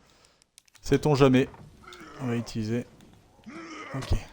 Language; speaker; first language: French; native; French